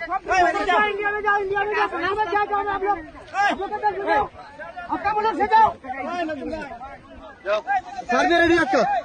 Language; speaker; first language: Hindi; non-native, learner; Bangla